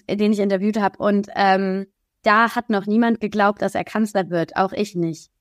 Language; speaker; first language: German; native; German